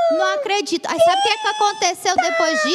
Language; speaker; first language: Portuguese; native; Portuguese